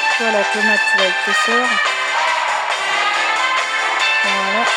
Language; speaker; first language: French; native; French